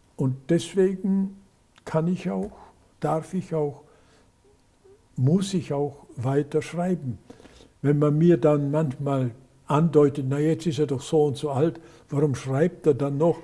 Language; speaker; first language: German; native; German